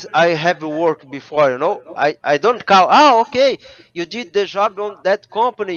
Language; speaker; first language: English; non-native, learner; Portuguese